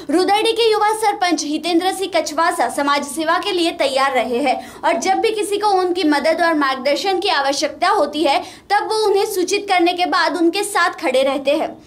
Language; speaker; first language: Hindi; non-native, local second language; Gujarati